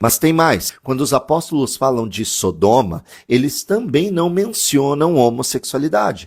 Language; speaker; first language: Portuguese; native; Portuguese